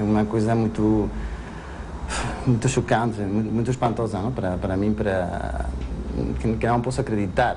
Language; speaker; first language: Portuguese; non-native, fluent; Spanish